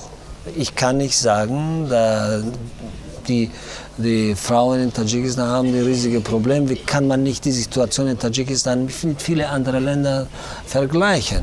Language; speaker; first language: German; non-native, fluent; Tajik